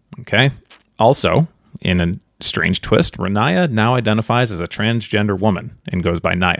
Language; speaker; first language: English; native; English